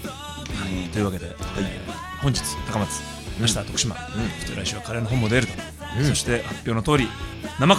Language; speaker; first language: Japanese; native; Japanese